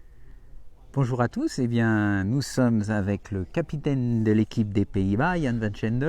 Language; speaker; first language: French; native; French